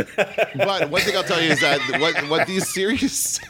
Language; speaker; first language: English; native; English